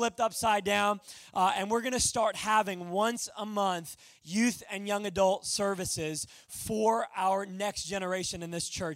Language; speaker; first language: English; native; English